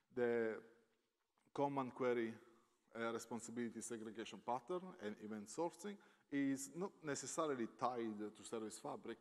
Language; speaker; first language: English; non-native, fluent; Italian